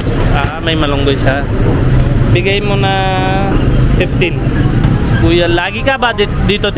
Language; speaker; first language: Filipino; non-native, learner; Hindi